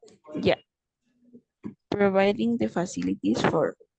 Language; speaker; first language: English; non-native, fluent; Spanish